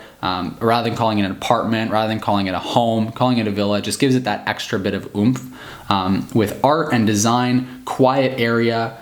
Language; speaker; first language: English; native; English